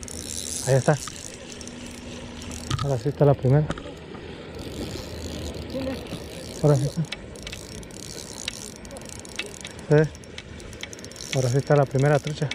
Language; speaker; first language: Spanish; native; Spanish